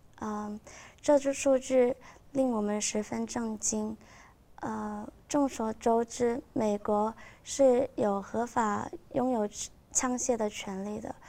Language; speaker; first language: Chinese; non-native, local second language; Cantonese